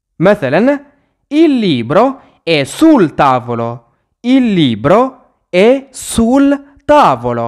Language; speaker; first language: Italian; non-native, fluent; Arabic